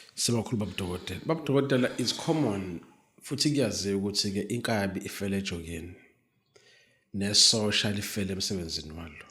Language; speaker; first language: Zulu; native; Zulu